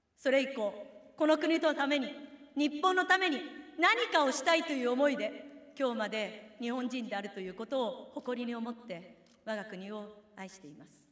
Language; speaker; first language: Japanese; native; Japanese